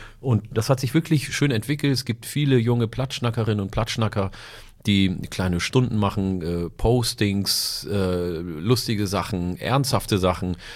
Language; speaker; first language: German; early bilingual, other home language; Oromo